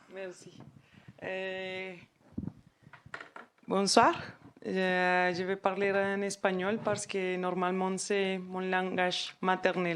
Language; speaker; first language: French; non-native, fluent; Spanish